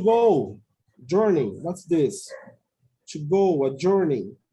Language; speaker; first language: English; non-native, fluent; Portuguese